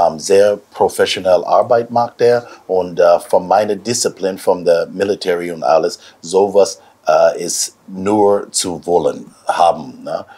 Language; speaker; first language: German; non-native, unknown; English